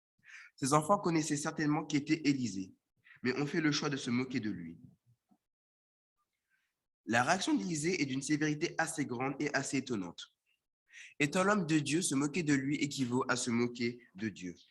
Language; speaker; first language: French; native; French